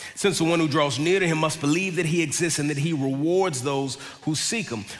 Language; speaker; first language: English; native; English